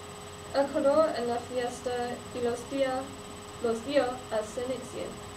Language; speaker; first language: Spanish; non-native, learner; English